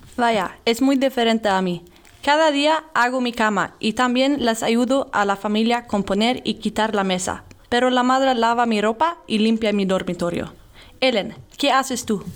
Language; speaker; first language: Spanish; non-native, learner; Swedish